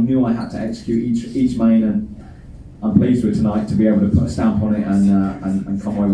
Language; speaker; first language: English; native; English